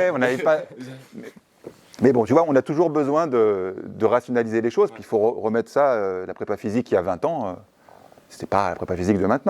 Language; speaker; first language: French; native; French